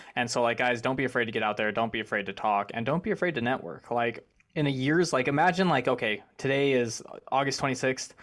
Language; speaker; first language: English; native; English